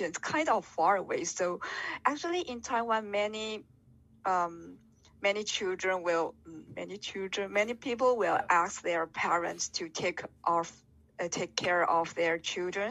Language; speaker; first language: English; non-native, fluent; Chinese